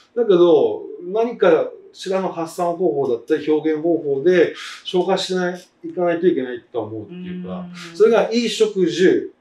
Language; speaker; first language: Japanese; native; Japanese